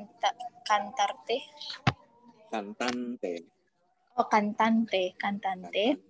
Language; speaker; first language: Spanish; non-native, learner; Indonesian